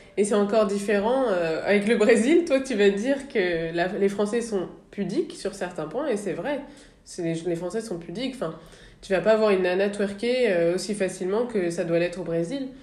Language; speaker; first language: French; native; French